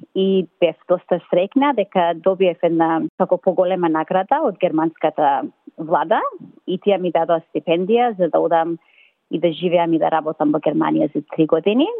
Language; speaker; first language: Macedonian; early bilingual, other home language; English